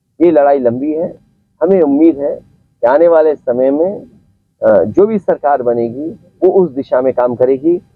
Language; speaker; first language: Hindi; native; Hindi